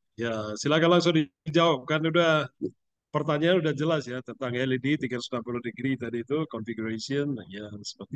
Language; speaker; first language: Indonesian; native; Indonesian